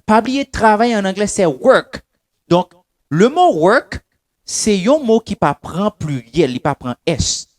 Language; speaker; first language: French; non-native, local second language; Haitian Creole